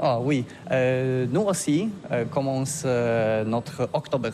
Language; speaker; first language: French; non-native, learner; Polish